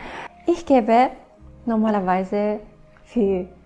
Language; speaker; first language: German; non-native, fluent; Japanese